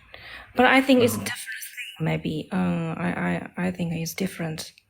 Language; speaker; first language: English; non-native, learner; Chinese